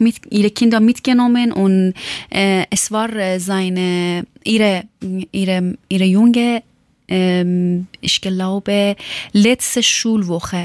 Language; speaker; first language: German; non-native, learner; Persian